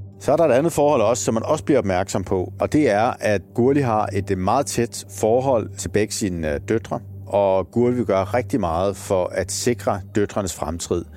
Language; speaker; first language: Danish; native; Danish